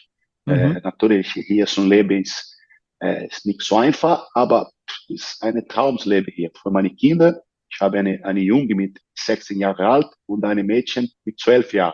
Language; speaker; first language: German; non-native, learner; Portuguese